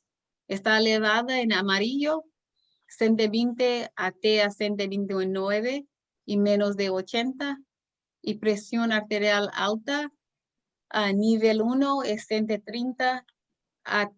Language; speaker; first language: Spanish; non-native, learner; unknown